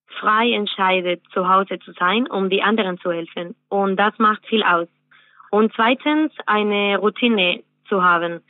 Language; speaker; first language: German; non-native, fluent; Spanish